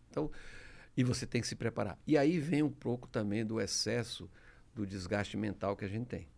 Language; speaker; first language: Portuguese; early bilingual, other home language; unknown